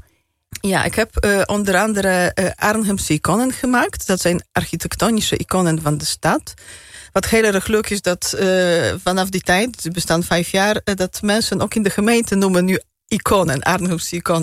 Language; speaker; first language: Dutch; non-native, fluent; Polish